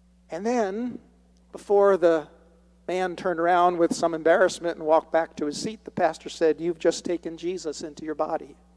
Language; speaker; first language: English; native; English